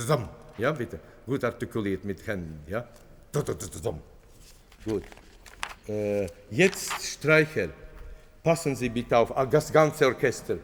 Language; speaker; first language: German; non-native, fluent; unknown